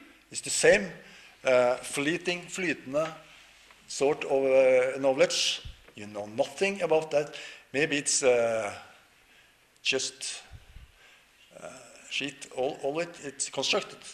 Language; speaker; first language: English; non-native, learner; Norwegian